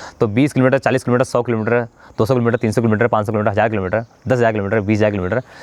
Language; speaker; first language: Hindi; native; Hindi